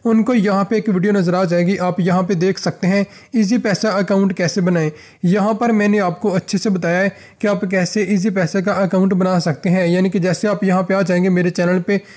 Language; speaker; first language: Urdu; native; Urdu